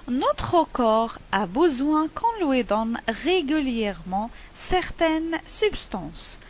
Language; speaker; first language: French; non-native, local second language; Arabic